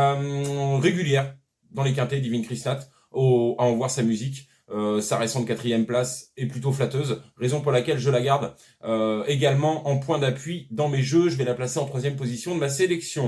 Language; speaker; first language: French; native; French